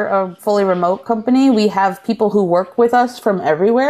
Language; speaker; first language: English; native; English